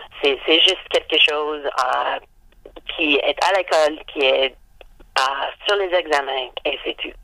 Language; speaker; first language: French; non-native, learner; English